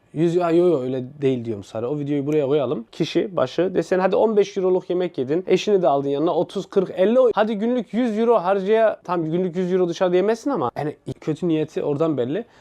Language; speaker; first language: Turkish; early bilingual, heritage; Turkish